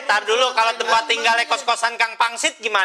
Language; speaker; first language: Indonesian; native; Indonesian